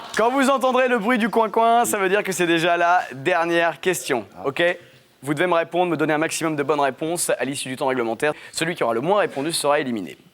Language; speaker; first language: French; native; French